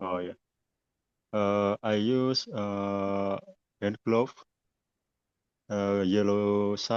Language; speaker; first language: English; non-native, learner; Indonesian